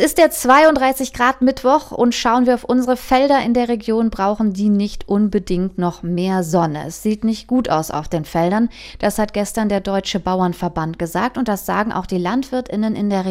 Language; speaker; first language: German; native; German